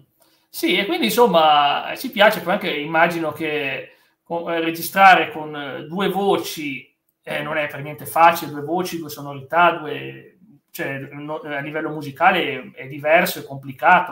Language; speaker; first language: Italian; native; Italian